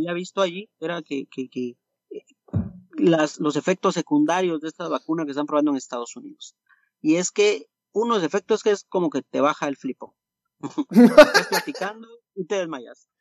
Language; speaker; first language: Spanish; native; Spanish